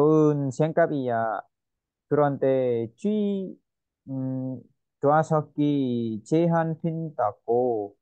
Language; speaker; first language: Korean; non-native, learner; Vietnamese